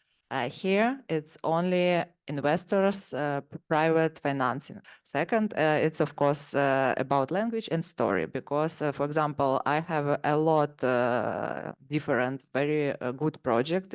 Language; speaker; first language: English; non-native, learner; Ukrainian